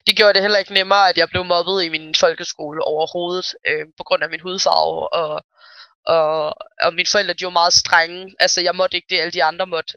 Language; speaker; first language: Danish; early bilingual, other home language; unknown